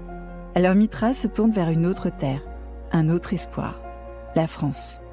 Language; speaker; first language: French; native; French